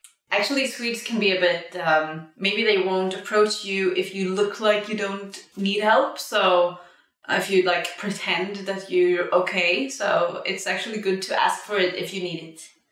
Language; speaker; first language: English; non-native, fluent; Swedish